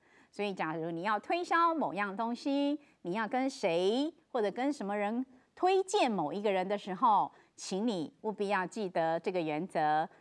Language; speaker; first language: Chinese; native; Chinese